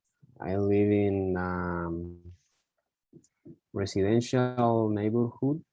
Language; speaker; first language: English; non-native, learner; Spanish